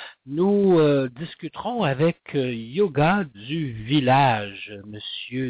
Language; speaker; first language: French; native; French